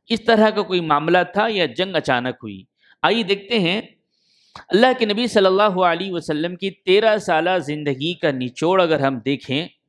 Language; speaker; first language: Urdu; native; Urdu